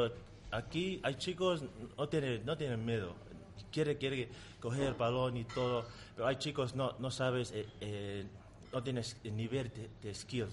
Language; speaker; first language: Spanish; non-native, learner; Tongan